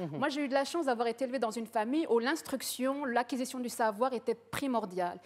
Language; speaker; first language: French; early bilingual, other home language; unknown